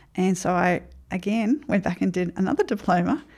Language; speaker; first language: English; native; English